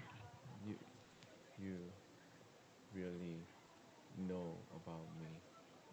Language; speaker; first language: English; non-native, learner; Korean